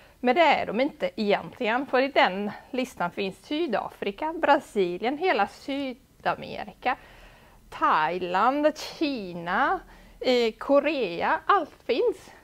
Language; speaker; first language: Swedish; non-native, fluent; Italian